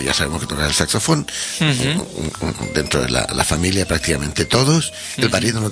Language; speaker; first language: Spanish; native; Spanish